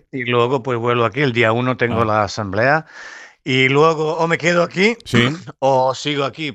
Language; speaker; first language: Spanish; non-native, fluent; Serbian